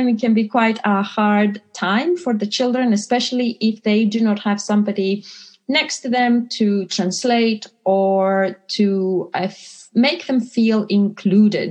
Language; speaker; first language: English; non-native, fluent; Greek